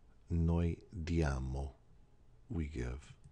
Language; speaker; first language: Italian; non-native, fluent; English